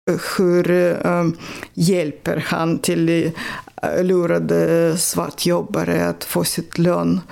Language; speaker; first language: Swedish; non-native, fluent; Russian